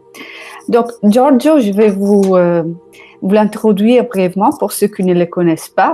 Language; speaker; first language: French; non-native, fluent; Italian